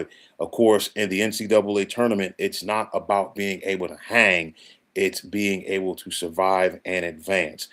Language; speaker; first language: English; native; English